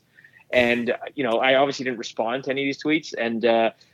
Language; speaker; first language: English; native; English